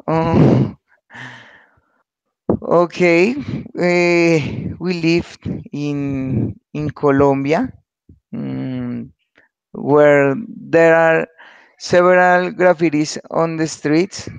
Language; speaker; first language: English; non-native, learner; Spanish